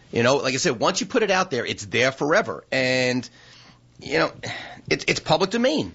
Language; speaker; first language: English; native; English